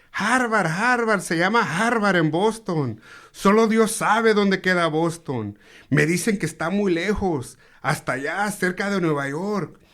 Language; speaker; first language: Spanish; early bilingual, heritage; Spanish